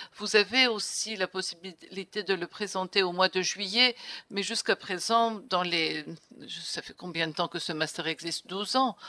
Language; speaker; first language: French; non-native, fluent; Greek